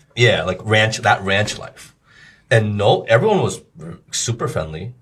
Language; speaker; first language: English; native; English